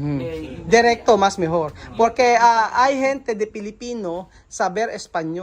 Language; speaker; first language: Spanish; non-native, learner; Filipino